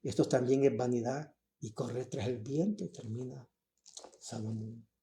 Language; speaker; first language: Spanish; native; Spanish